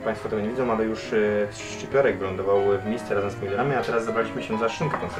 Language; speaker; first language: Polish; native; Polish